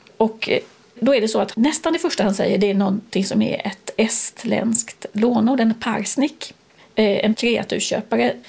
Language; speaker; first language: Swedish; native; Swedish